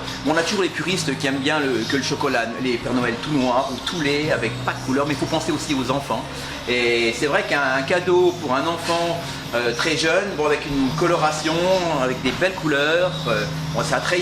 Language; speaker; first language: French; native; French